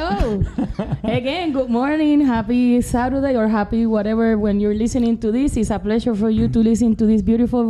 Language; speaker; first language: English; non-native, fluent; Spanish